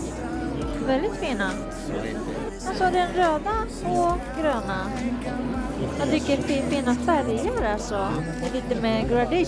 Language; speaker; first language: Swedish; non-native, learner; Japanese